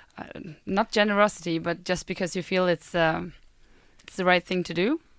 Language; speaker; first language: English; non-native, fluent; German